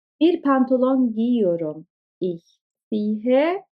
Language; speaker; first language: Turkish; early bilingual, heritage; Turkish